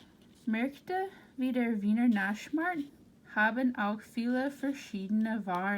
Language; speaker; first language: German; non-native, fluent; English